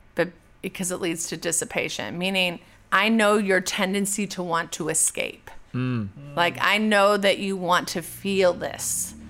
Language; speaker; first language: English; native; English